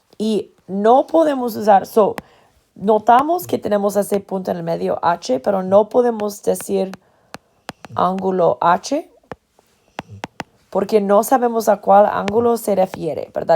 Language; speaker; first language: Spanish; non-native, fluent; English